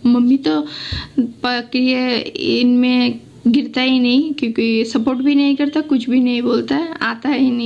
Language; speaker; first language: Hindi; non-native, local second language; Assamese